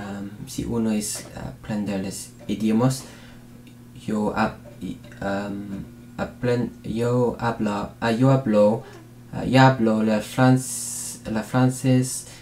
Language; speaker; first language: Spanish; non-native, learner; English